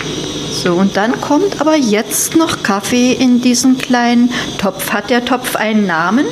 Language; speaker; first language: German; native; German